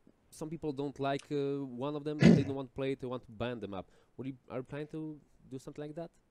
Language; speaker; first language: English; non-native, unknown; Polish